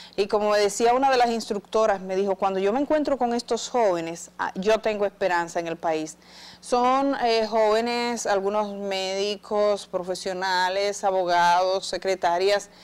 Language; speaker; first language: Spanish; native; Spanish